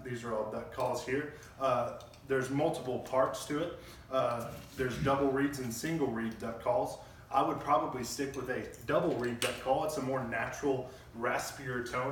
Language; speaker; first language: English; native; English